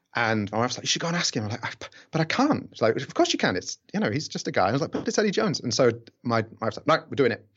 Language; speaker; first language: English; native; English